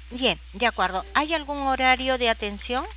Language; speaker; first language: Spanish; native; Spanish